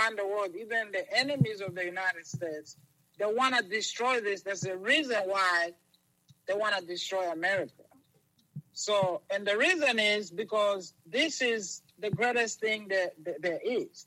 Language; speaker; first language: English; non-native, local second language; Kinyarwanda